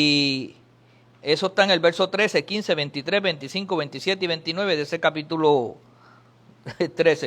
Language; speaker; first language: Spanish; native; Spanish